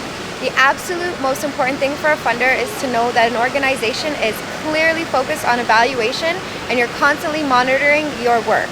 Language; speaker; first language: English; native; English